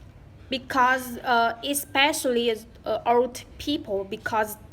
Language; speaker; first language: English; non-native, learner; Vietnamese